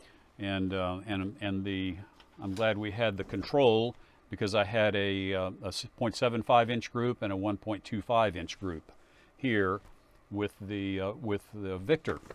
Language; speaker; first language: English; native; English